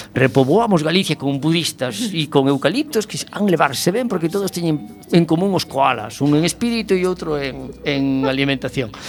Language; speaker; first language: Galician; native; Galician